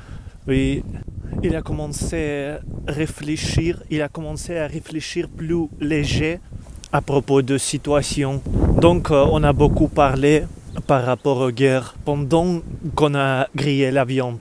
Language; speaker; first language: French; non-native, learner; Russian